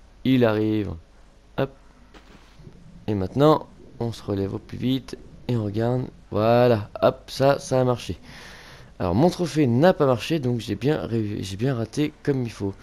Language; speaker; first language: French; native; French